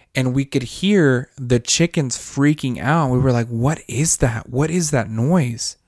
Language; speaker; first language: English; early bilingual, other home language; Spanish